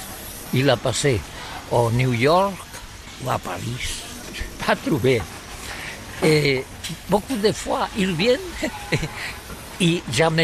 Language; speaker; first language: French; non-native, learner; Catalan